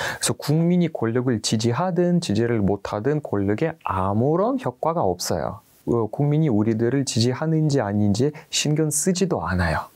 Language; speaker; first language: Korean; non-native, fluent; Russian